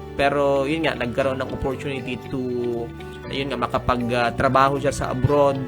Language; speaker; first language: Filipino; native; Filipino